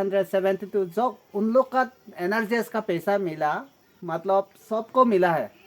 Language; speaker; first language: Hindi; non-native, local second language; Mizo